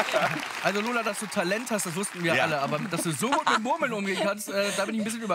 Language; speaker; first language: German; native; German